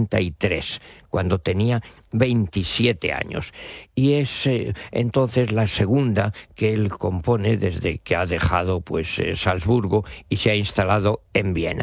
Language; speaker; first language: Spanish; native; Spanish